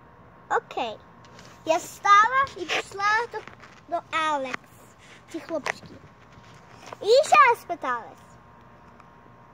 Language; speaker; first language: Ukrainian; early bilingual, heritage; Ukrainian